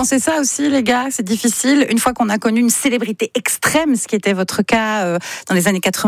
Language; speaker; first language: French; native; French